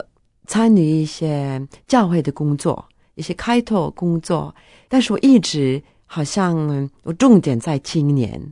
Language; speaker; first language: Chinese; non-native, fluent; Norwegian